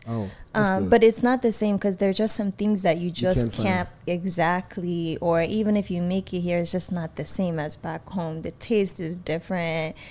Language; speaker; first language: English; native; English